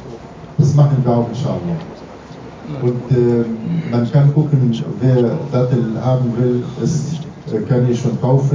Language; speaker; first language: German; non-native, fluent; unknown